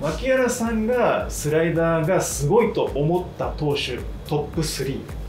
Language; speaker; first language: Japanese; native; Japanese